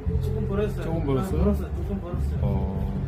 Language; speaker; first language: Korean; non-native, learner; Sinhala